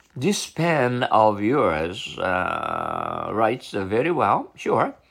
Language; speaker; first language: English; non-native, learner; Japanese